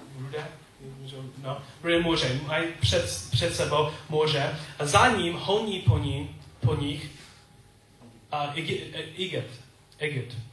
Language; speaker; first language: Czech; non-native, learner; English